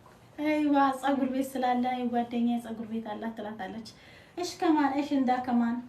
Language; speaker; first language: Arabic; non-native, fluent; Amharic